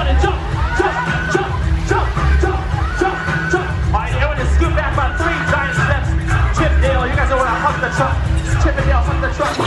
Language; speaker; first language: English; native; English